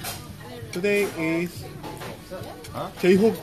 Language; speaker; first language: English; non-native, learner; Korean